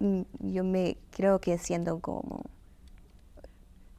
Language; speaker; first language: Spanish; early bilingual, heritage; Spanish